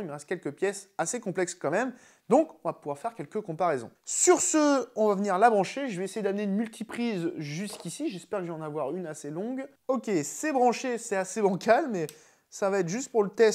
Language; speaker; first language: French; native; French